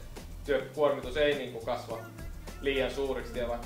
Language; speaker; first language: Finnish; native; Finnish